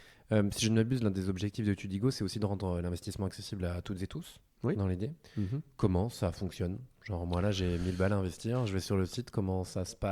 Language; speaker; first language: French; native; French